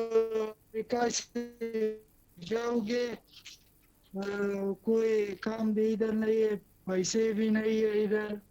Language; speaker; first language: Hindi; non-native, learner; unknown